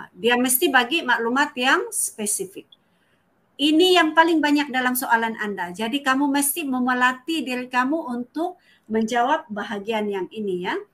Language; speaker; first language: Malay; native; Malay